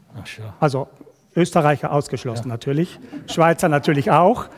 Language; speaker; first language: German; non-native, fluent; Spanish